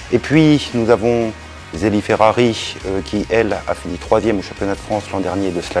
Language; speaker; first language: French; native; French